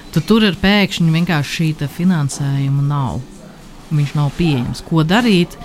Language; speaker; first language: Latvian; native; Latvian